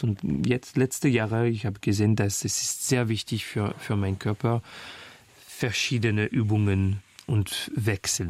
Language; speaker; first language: German; non-native, fluent; French